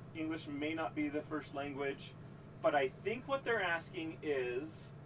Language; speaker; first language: English; native; English